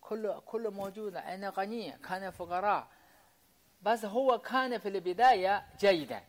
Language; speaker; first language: Arabic; non-native, learner; Chinese